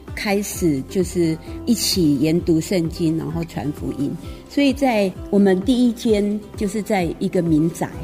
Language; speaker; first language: Chinese; native; Chinese